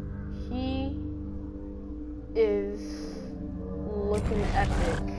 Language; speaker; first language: English; native; English